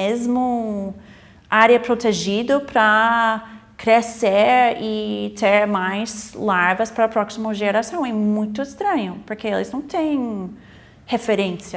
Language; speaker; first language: Portuguese; non-native, fluent; English